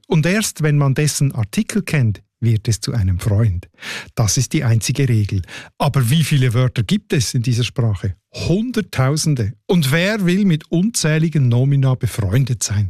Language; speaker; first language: German; native; German